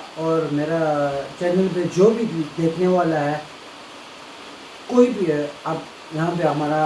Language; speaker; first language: Hindi; non-native, local second language; Tibetan